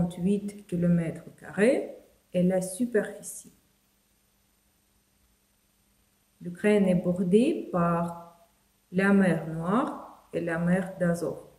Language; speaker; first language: French; non-native, fluent; Ukrainian